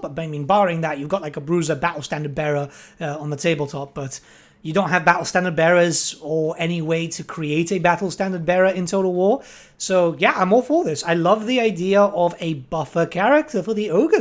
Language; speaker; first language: English; native; English